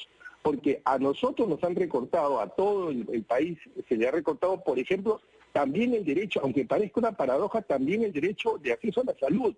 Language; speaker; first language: Spanish; native; Spanish